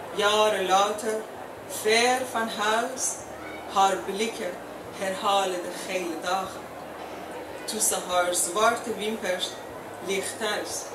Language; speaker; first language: Dutch; non-native, fluent; Persian